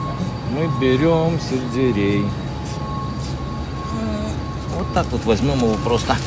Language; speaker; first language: Russian; native; Russian